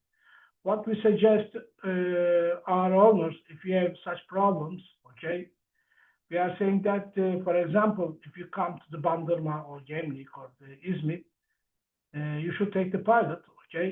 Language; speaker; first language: English; non-native, learner; Turkish